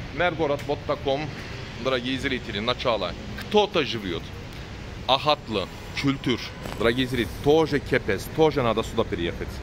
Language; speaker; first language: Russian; non-native, learner; Turkish